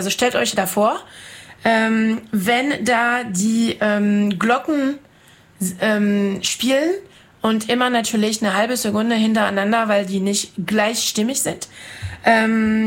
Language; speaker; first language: German; non-native, fluent; French